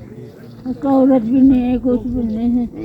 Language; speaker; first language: Hindi; non-native, local second language; Bangla